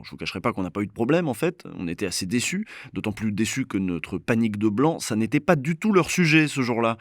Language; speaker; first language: French; native; French